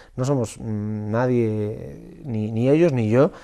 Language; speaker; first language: Spanish; native; Spanish